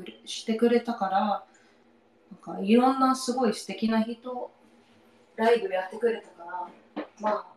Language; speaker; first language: Japanese; non-native, learner; English